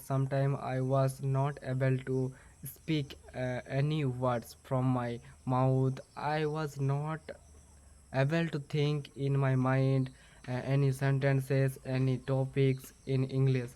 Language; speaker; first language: English; non-native, learner; Bangla